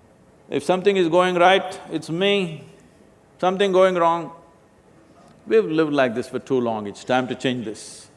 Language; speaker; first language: English; non-native, local second language; Kannada